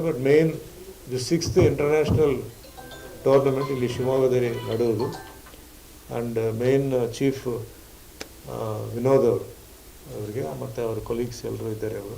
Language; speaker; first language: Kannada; non-native, local second language; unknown